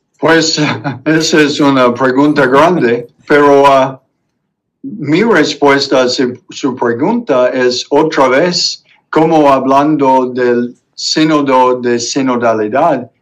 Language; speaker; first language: Spanish; non-native, fluent; English